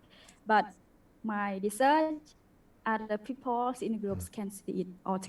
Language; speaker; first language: English; non-native, learner; Khmer